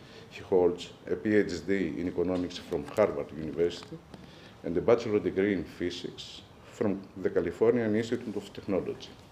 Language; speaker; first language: English; non-native, fluent; Greek